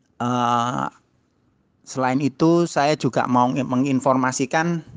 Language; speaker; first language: Indonesian; native; Indonesian